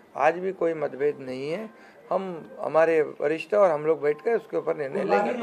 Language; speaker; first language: Hindi; non-native, local second language; Marathi